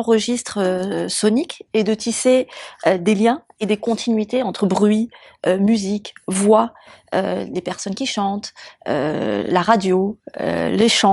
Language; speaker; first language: French; native; French